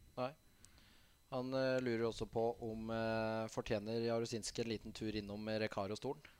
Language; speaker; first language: Norwegian; native; Norwegian